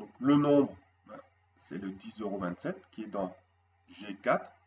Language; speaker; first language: French; native; French